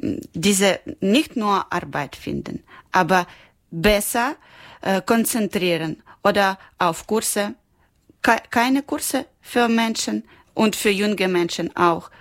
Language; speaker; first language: German; non-native, learner; Ukrainian